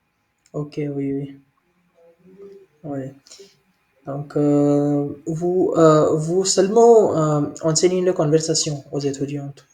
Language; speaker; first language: French; non-native, learner; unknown